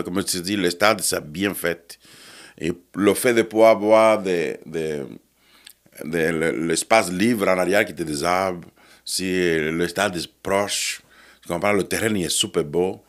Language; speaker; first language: French; non-native, fluent; Spanish